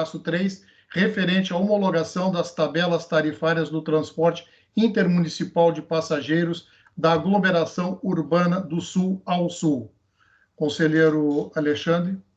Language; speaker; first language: Portuguese; native; Portuguese